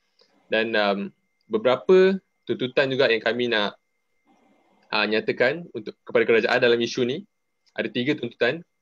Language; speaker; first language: Malay; native; Malay